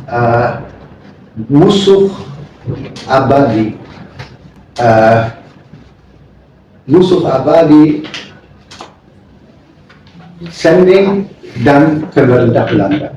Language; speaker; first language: Indonesian; non-native, fluent; German